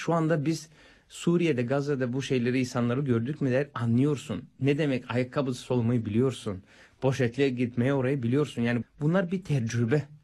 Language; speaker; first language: Turkish; non-native, fluent; Bulgarian